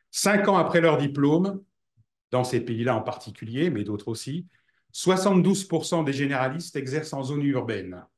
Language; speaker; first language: French; native; French